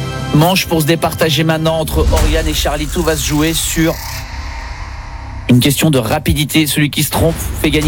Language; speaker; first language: French; native; French